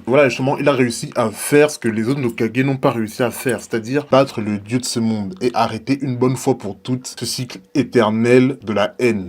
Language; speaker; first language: French; native; French